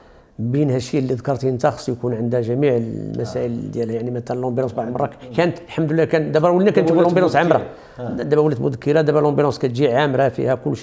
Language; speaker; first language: Arabic; native; Arabic